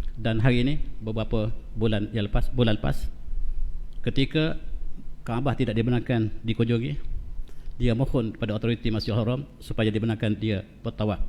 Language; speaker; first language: Malay; native; Malay